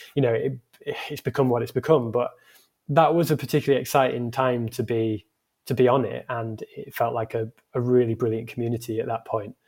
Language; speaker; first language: English; native; English